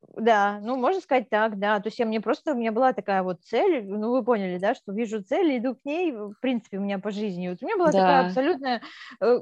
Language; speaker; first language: Russian; native; Russian